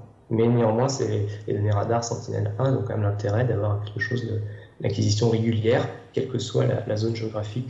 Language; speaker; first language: French; native; French